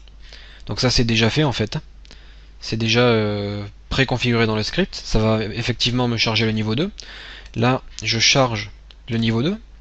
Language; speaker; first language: French; native; French